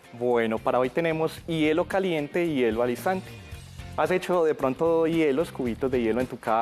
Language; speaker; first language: Spanish; native; Spanish